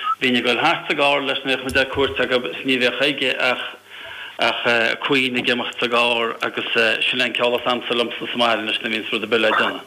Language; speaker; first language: Irish; native; Irish